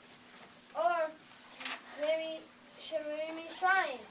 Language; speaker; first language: Hebrew; non-native, learner; English